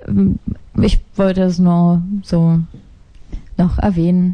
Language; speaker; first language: German; native; German